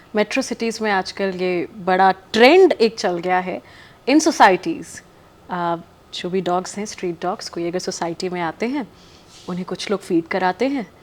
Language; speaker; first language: Hindi; native; Hindi